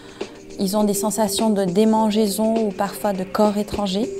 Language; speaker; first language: French; native; French